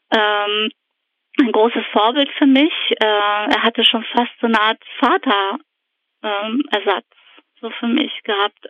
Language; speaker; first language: German; early bilingual, other home language; Polish